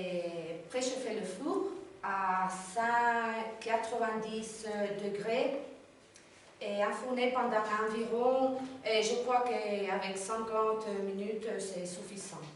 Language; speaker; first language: French; non-native, learner; Spanish